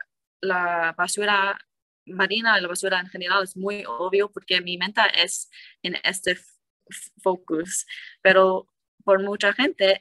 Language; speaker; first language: Spanish; non-native, learner; English